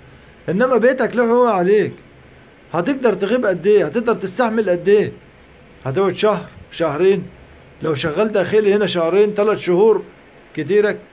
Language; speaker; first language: Arabic; native; Arabic